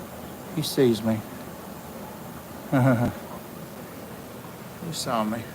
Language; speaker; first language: English; native; English